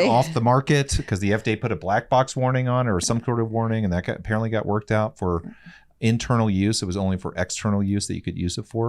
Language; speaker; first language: English; native; English